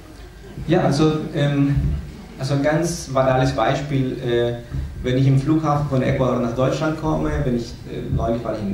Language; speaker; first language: German; non-native, fluent; Spanish